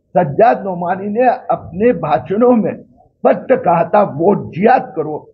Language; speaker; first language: Hindi; non-native, local second language; Marathi